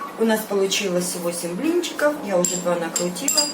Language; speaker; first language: Russian; non-native, local second language; Ukrainian